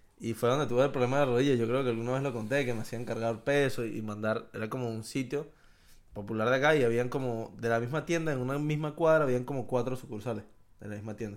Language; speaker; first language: Spanish; native; Spanish